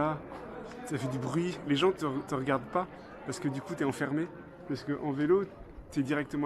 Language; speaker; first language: French; native; French